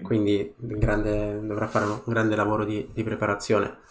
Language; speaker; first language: Italian; native; Italian